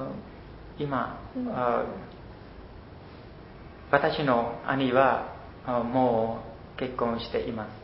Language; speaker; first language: Japanese; non-native, learner; Khmer